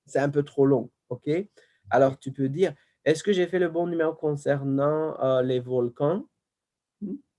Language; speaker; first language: French; non-native, fluent; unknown